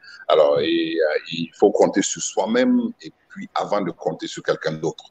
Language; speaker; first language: French; non-native, local second language; Mossi